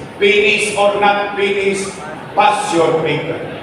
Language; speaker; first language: English; non-native, local second language; Filipino